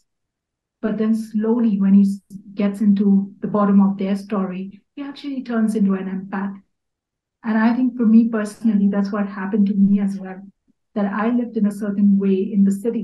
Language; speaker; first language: English; non-native, local second language; Kachhi